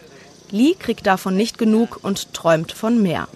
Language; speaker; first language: German; native; German